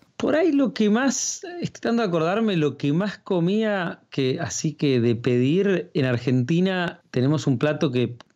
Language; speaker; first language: Spanish; native; Spanish